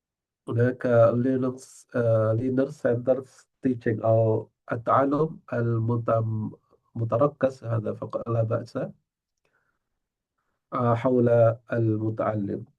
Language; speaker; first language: Arabic; non-native, fluent; Indonesian